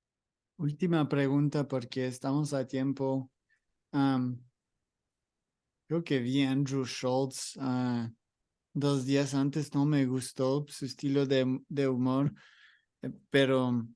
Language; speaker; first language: Spanish; non-native, learner; English